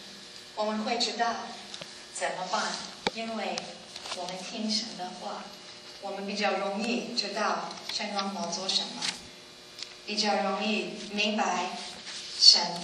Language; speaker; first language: Chinese; non-native, learner; English